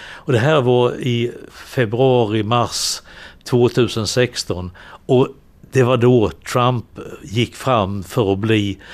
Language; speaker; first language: Swedish; native; Swedish